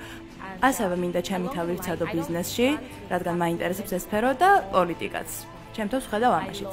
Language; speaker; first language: Georgian; non-native, fluent; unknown